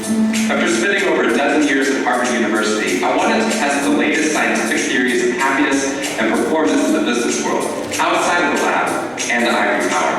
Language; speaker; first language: English; native; English